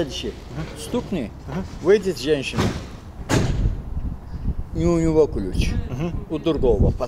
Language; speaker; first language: Russian; non-native, fluent; Azerbaijani